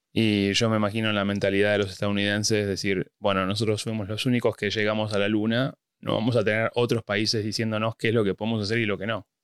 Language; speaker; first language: Spanish; native; Spanish